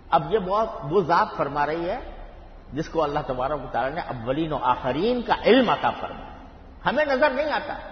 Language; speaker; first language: Urdu; native; Urdu